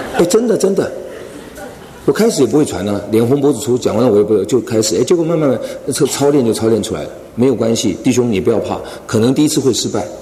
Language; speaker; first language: Chinese; non-native, local second language; Cantonese